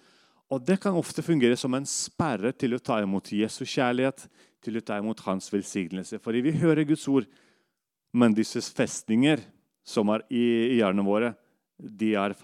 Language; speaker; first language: Swedish; non-native, learner; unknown